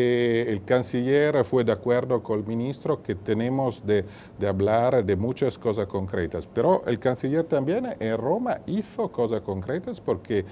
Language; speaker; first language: Spanish; non-native, fluent; Italian